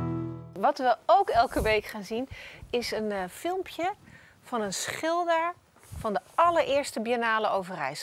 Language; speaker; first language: Dutch; native; Dutch